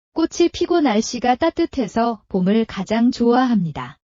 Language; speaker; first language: Korean; non-native, learner; Nepali